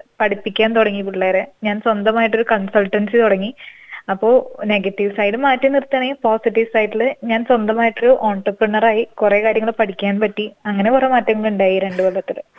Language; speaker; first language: Malayalam; native; Malayalam